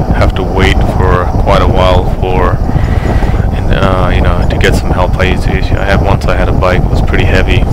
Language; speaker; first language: English; native; English